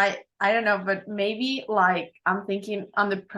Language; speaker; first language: English; non-native, learner; Spanish